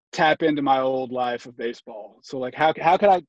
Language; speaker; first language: English; native; English